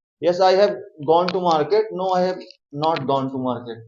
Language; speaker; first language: English; non-native, learner; Hindi